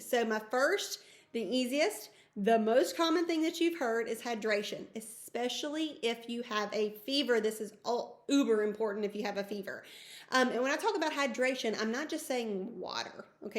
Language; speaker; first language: English; native; English